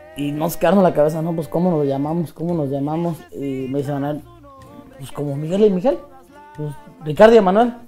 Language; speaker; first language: Spanish; native; Spanish